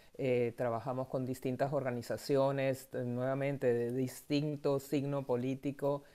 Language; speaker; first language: Spanish; native; Spanish